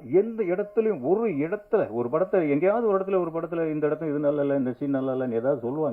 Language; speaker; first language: Tamil; native; Tamil